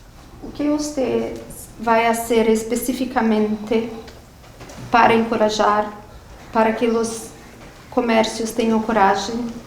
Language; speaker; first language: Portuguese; non-native, learner; Spanish